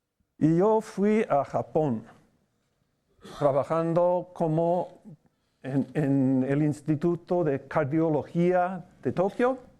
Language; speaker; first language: Spanish; non-native, fluent; English